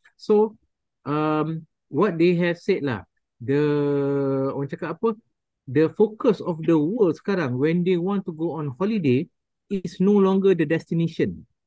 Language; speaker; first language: English; non-native, local second language; Malay